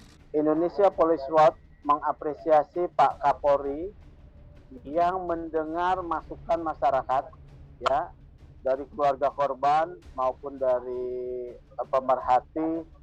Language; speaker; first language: Indonesian; native; Indonesian